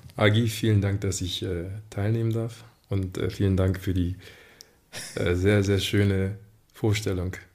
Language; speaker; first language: German; early bilingual, other home language; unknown